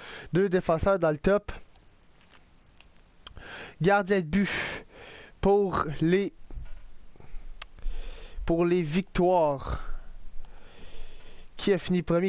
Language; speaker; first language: French; native; French